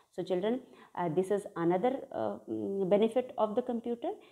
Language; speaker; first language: English; non-native, local second language; Hindi